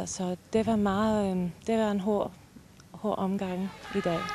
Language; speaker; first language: Danish; non-native, fluent; English